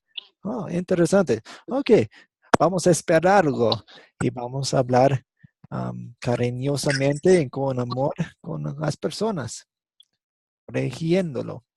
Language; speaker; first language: Spanish; non-native, fluent; English